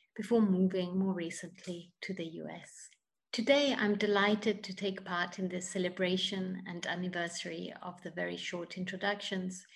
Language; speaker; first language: English; non-native, fluent; Italian